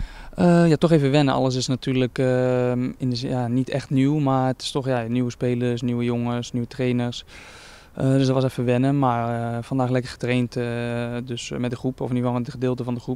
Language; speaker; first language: Dutch; native; Dutch